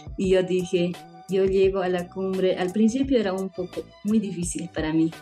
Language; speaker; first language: Spanish; native; Spanish